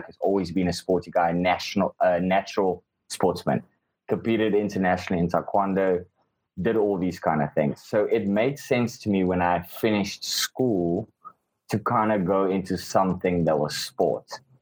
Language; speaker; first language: English; non-native, local second language; Afrikaans